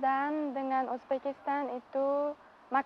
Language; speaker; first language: Indonesian; non-native, learner; Uzbek